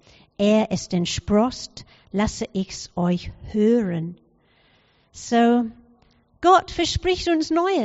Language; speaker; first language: German; non-native, fluent; English